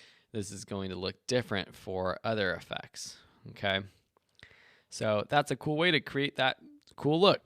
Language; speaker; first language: English; native; English